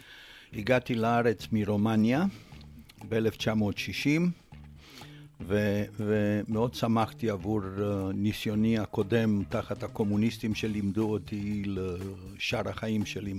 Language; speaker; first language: Hebrew; non-native, fluent; Romanian